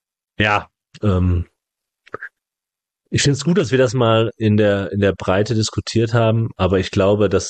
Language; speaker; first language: German; native; German